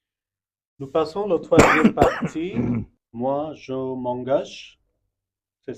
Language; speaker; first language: French; non-native, fluent; Bangla